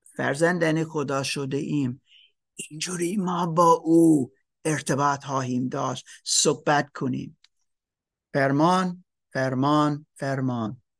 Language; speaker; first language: Persian; non-native, fluent; English